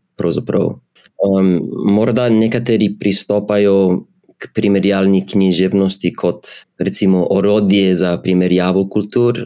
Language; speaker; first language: Slovenian; non-native, fluent; English